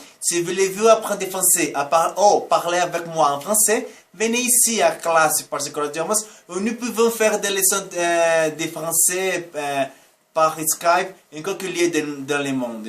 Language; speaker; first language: French; non-native, learner; Portuguese